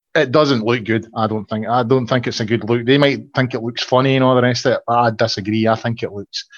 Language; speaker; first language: English; native; English